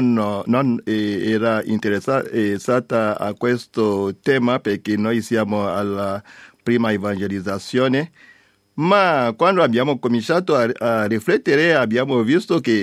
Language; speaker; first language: Italian; non-native, learner; French